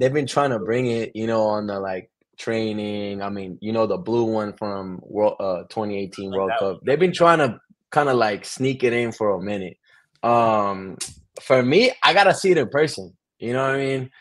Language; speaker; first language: English; early bilingual, other home language; Spanish